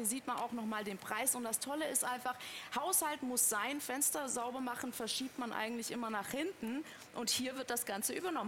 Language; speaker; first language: German; native; German